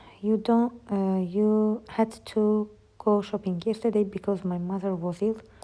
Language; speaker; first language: English; non-native, fluent; Azerbaijani